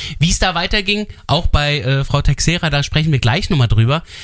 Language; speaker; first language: German; native; German